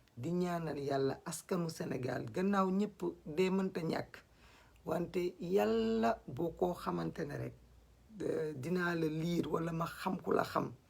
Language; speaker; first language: Wolof; non-native, local second language; Fula